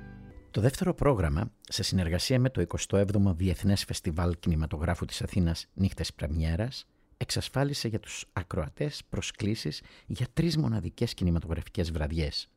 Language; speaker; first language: Greek; native; Greek